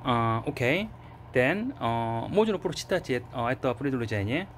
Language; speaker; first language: Russian; non-native, learner; Korean